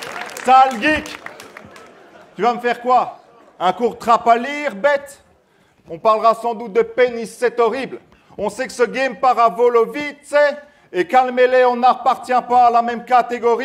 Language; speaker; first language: French; native; French